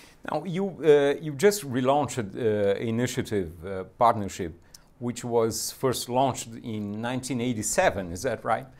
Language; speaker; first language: English; non-native, fluent; Portuguese